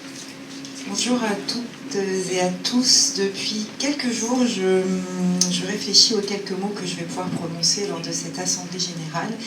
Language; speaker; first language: French; native; French